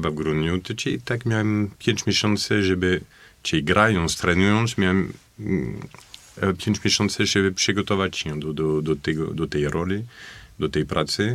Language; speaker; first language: Polish; non-native, fluent; French